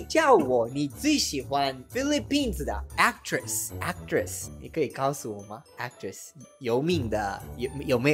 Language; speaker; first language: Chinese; non-native, learner; Spanish